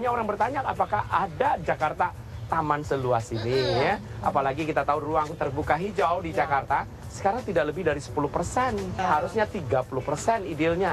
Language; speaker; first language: Indonesian; native; Indonesian